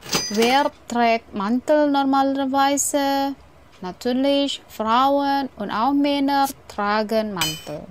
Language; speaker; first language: German; non-native, fluent; Indonesian